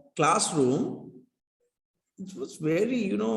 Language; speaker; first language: English; non-native, local second language; Sinhala